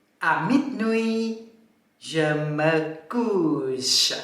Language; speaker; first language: French; non-native, fluent; Thai